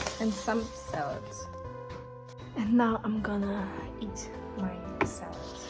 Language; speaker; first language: English; non-native, learner; Ukrainian